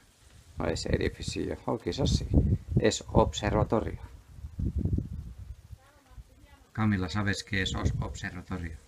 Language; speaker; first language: Spanish; non-native, learner; Finnish